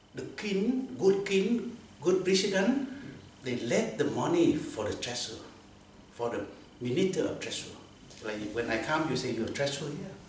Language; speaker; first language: English; non-native, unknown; Vietnamese